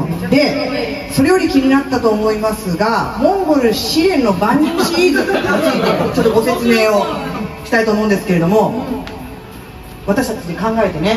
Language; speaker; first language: Japanese; native; Japanese